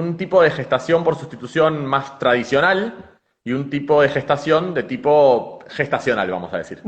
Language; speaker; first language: Spanish; native; Spanish